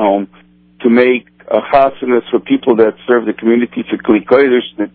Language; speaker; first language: English; non-native, fluent; Portuguese